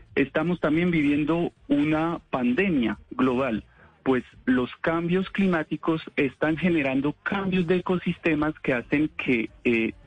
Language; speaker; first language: Spanish; non-native, fluent; French